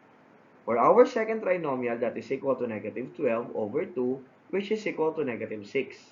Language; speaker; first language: English; non-native, local second language; Filipino